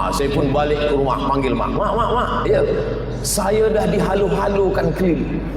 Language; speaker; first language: Malay; native; Malay